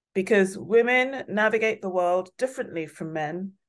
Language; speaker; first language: English; non-native, local second language; Yoruba